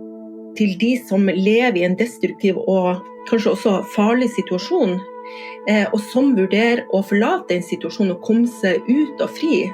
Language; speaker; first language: Norwegian; native; Norwegian